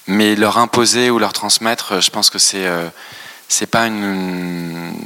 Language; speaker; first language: French; native; French